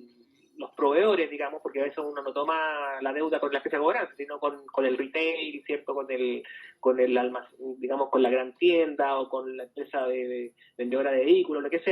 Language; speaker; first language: Spanish; native; Spanish